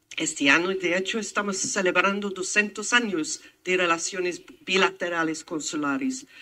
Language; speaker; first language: Spanish; non-native, fluent; English